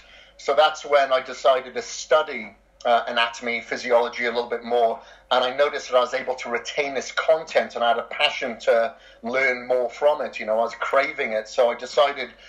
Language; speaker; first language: English; native; English